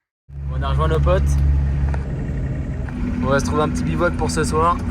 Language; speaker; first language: French; native; French